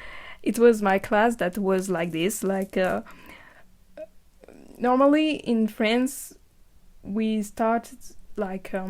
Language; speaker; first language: English; non-native, learner; French